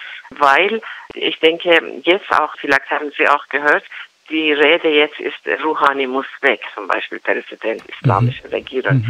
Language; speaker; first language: German; non-native, learner; Persian